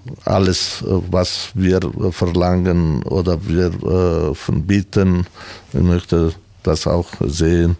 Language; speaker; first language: German; non-native, learner; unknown